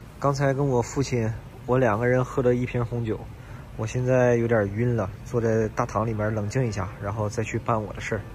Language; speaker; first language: Chinese; native; Chinese